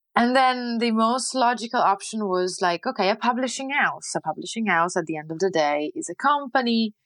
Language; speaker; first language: English; non-native, fluent; Italian